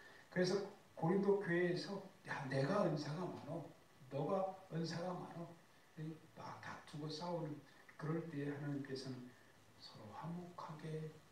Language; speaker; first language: Korean; native; Korean